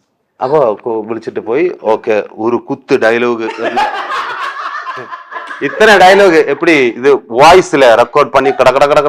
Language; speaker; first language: Tamil; non-native, learner; Malayalam